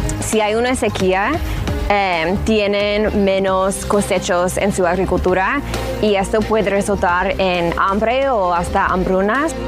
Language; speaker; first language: Spanish; early bilingual, heritage; Spanish